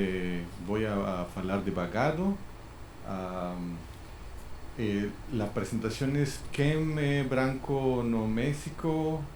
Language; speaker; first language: Portuguese; non-native, learner; Spanish